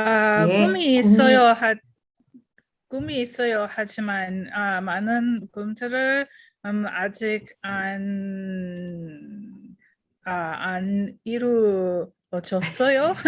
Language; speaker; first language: Korean; non-native, learner; English